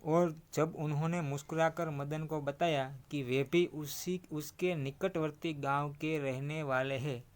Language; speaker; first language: Hindi; non-native, local second language; Gujarati